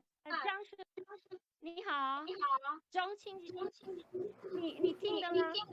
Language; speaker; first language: Chinese; non-native, learner; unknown